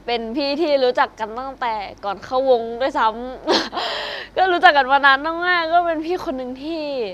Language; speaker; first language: Thai; native; Thai